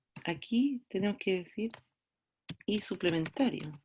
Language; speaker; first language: Spanish; native; Spanish